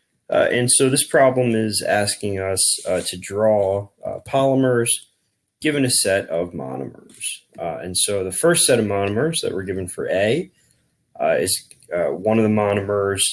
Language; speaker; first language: English; native; English